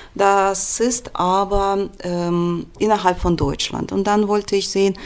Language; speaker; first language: German; non-native, fluent; Russian